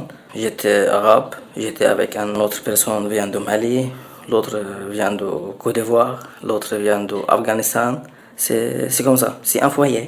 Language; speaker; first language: French; non-native, learner; Arabic